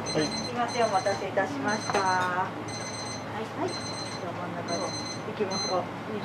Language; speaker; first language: Japanese; native; Japanese